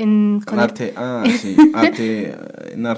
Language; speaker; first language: Spanish; non-native, learner; Berber languages